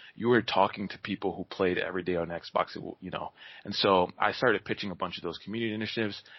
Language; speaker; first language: English; native; English